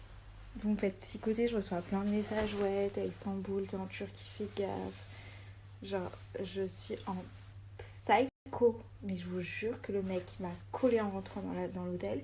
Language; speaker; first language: French; native; French